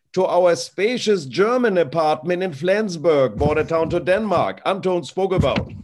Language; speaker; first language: English; non-native, fluent; German